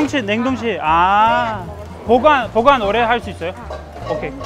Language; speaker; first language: Korean; non-native, fluent; Russian